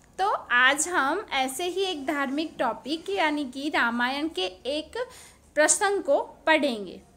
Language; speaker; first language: Hindi; non-native, local second language; Gujarati